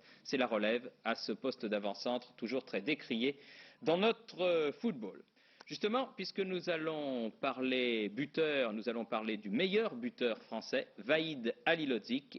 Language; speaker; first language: French; native; French